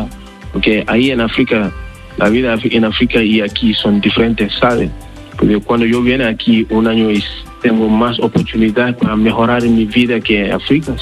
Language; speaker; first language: Spanish; non-native, learner; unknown